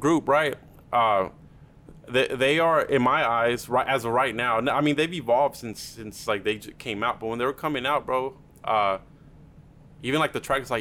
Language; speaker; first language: English; early bilingual, other home language; Spanish